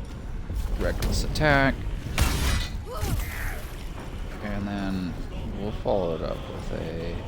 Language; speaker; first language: English; native; English